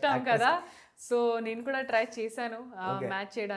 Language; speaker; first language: Telugu; non-native, local second language; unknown